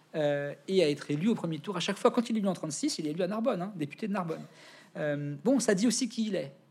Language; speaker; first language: French; native; French